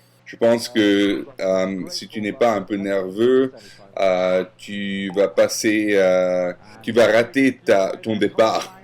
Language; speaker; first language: French; non-native, fluent; German